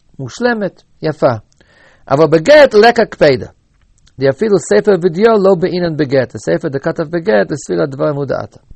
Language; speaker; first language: Hebrew; native; Hebrew